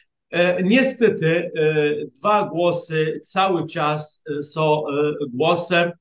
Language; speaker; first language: Polish; non-native, fluent; Arabic